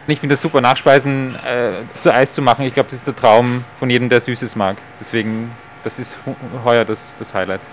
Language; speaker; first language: German; non-native, fluent; Italian